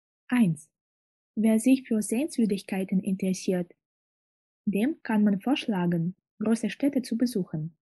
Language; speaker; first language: German; non-native, fluent; Russian